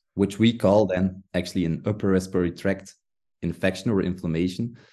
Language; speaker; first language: English; non-native, fluent; Dutch